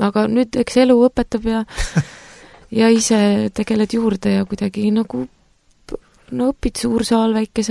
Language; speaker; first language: Estonian; native; Estonian